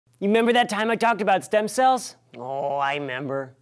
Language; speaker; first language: English; native; English